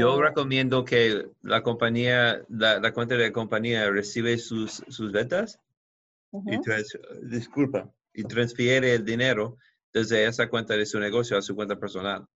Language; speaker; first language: Spanish; non-native, fluent; English